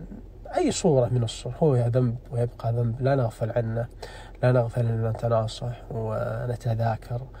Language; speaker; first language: Arabic; native; Arabic